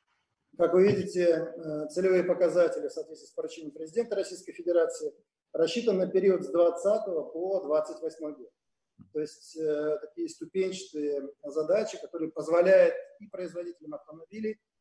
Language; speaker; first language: Russian; native; Russian